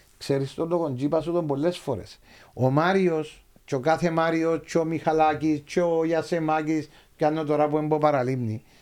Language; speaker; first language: Greek; native; Greek